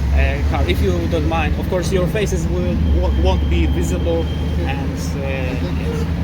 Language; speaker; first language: English; non-native, learner; Polish